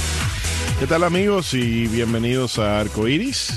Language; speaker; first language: Spanish; early bilingual, heritage; Spanish